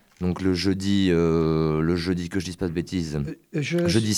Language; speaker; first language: French; native; French